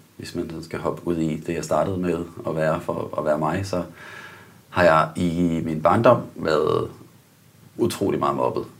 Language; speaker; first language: Danish; native; Danish